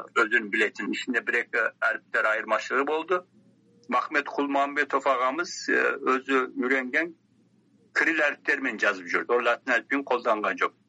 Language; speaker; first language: Kazakh; early bilingual, heritage; Kazakh